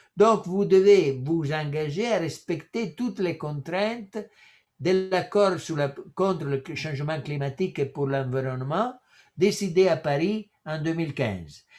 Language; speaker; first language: French; non-native, fluent; Italian